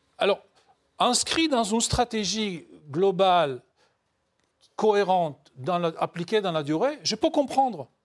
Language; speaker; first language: French; non-native, fluent; Hebrew